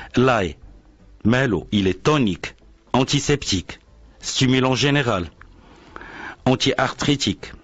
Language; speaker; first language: French; non-native, local second language; Arabic